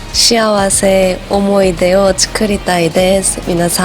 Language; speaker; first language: Japanese; non-native, learner; Korean